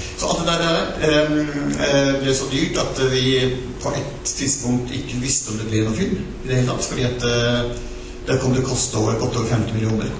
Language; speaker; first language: Norwegian; non-native, local second language; Northern Sami